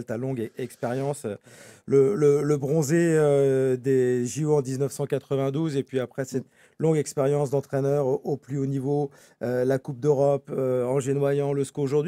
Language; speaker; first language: French; native; French